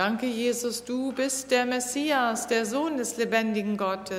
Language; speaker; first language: German; native; German